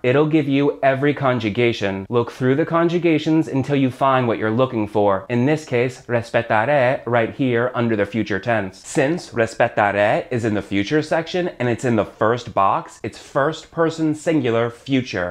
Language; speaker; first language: English; native; English